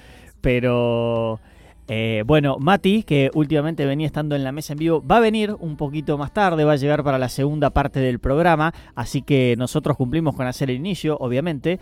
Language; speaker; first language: Spanish; native; Spanish